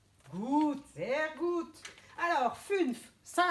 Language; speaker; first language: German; non-native, fluent; French